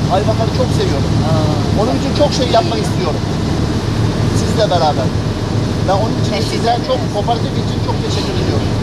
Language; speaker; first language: Turkish; non-native, learner; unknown